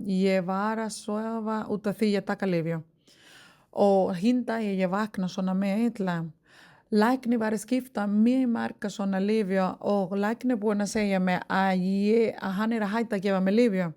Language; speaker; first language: Icelandic; non-native, learner; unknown